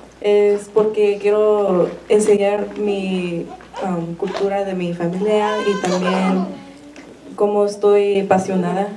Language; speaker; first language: Spanish; early bilingual, heritage; Spanish